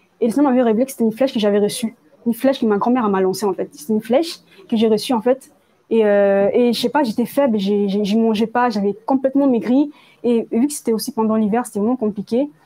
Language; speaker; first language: French; early bilingual, other home language; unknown